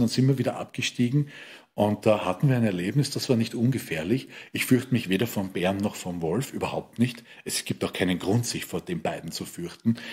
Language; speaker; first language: German; native; German